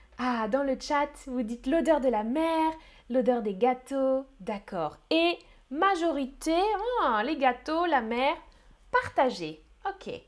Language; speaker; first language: French; native; French